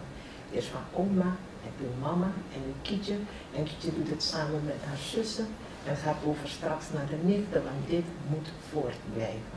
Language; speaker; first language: Dutch; non-native, local second language; Javanese